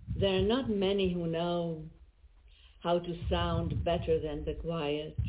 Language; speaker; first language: English; non-native, fluent; Czech